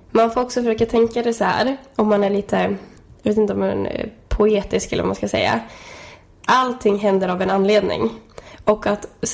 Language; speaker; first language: Swedish; native; Swedish